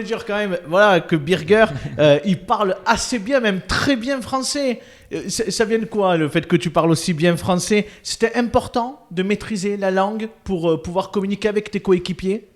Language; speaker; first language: French; native; French